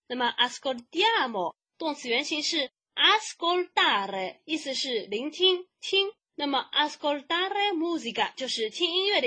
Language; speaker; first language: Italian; non-native, fluent; Chinese